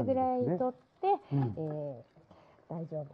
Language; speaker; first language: Japanese; native; Japanese